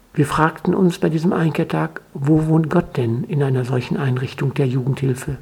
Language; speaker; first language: German; native; German